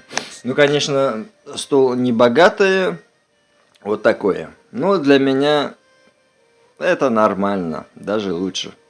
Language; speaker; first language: Russian; non-native, local second language; Uzbek